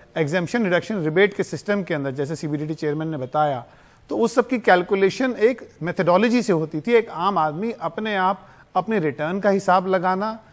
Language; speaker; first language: Hindi; native; Hindi